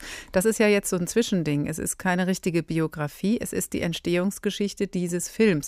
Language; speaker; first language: German; native; German